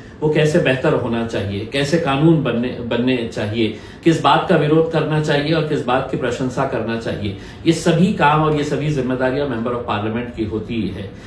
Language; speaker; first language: Urdu; native; Urdu